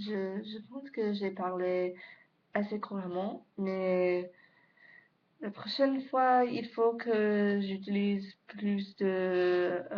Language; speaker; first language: French; non-native, learner; English